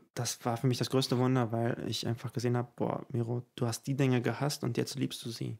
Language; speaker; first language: German; early bilingual, other home language; Ukrainian